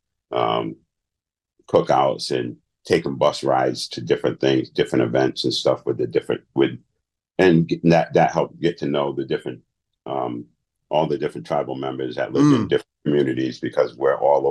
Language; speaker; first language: English; native; English